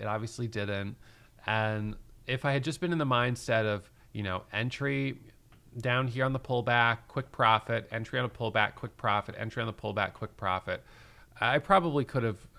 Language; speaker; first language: English; native; English